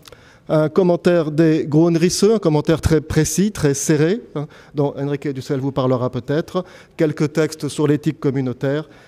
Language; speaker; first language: French; native; French